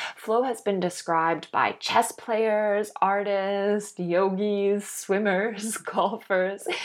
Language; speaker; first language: English; native; English